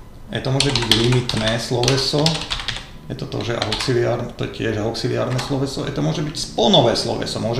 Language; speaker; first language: Russian; non-native, fluent; Slovak